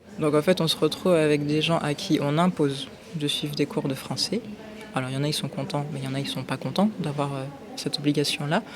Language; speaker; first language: French; native; French